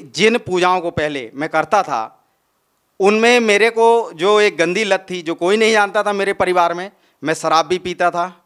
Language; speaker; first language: Hindi; native; Hindi